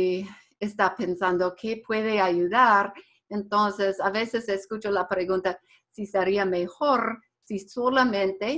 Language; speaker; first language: Spanish; non-native, fluent; English